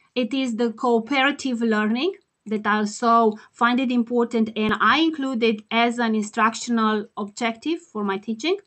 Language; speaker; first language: English; non-native, fluent; Romanian